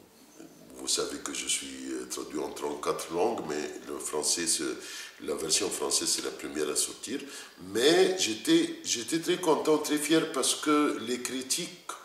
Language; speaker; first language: French; non-native, fluent; Arabic